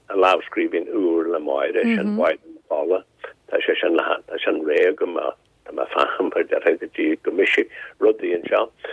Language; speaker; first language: Irish; non-native, local second language; English